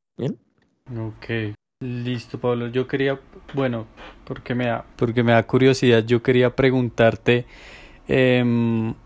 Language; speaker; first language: Spanish; native; Spanish